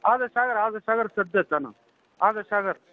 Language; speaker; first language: Arabic; non-native, learner; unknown